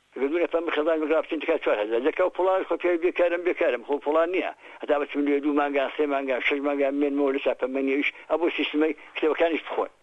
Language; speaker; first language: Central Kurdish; native; Central Kurdish